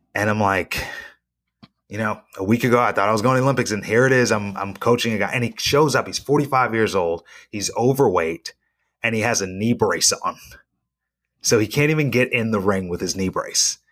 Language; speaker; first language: English; native; English